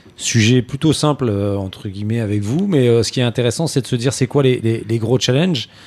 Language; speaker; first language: French; native; French